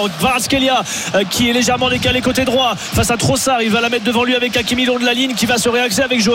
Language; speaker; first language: French; native; French